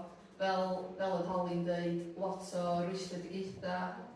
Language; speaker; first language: Welsh; native; Welsh